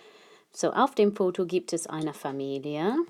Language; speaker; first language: German; non-native, fluent; English